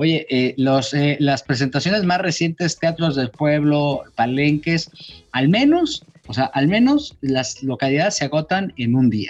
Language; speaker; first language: Spanish; native; Spanish